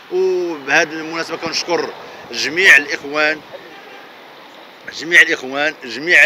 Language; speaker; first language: Arabic; native; Arabic